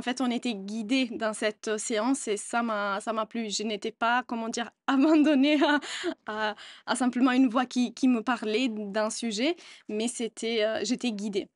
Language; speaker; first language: French; non-native, fluent; Italian